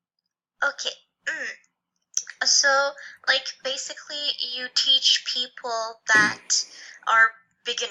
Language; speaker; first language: English; non-native, fluent; French